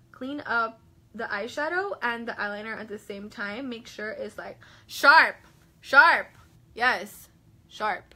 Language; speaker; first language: English; native; English